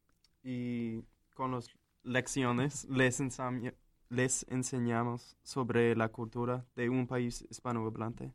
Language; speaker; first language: Spanish; non-native, learner; English